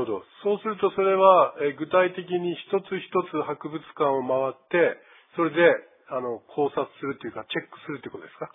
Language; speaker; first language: Japanese; native; Japanese